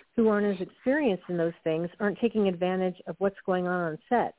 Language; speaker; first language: English; native; English